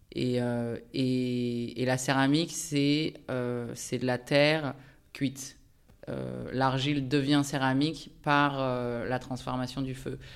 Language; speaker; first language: French; early bilingual, other home language; Japanese